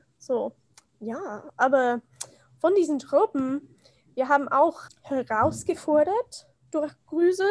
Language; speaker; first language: German; non-native, learner; English